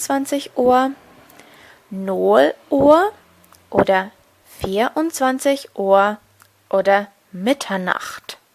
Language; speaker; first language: German; non-native, fluent; Portuguese